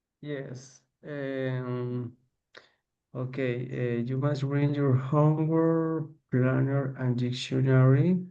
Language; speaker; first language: English; non-native, learner; Spanish